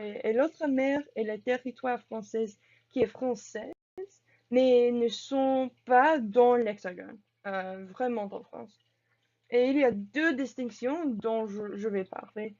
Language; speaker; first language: French; non-native, learner; English